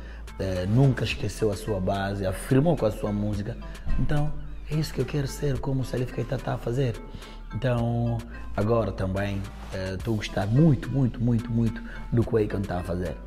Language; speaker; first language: Portuguese; non-native, local second language; Upper Guinea Crioulo